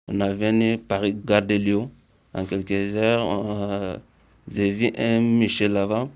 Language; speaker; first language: French; non-native, learner; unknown